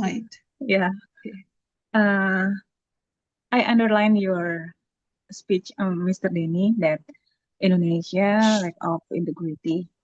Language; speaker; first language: English; non-native, learner; Indonesian